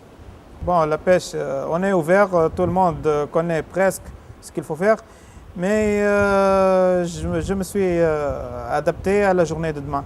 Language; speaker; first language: French; non-native, local second language; Arabic